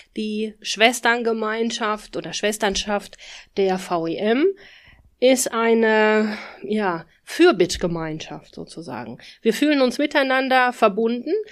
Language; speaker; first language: German; native; German